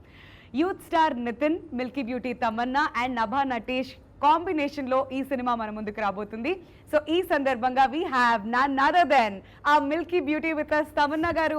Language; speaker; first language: Telugu; native; Telugu